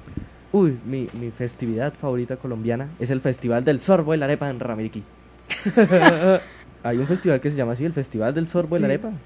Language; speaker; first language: Spanish; native; Spanish